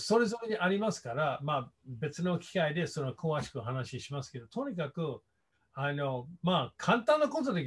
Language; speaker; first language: Japanese; non-native, fluent; English